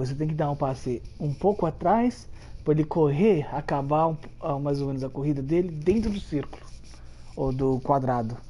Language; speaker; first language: Portuguese; early bilingual, heritage; Portuguese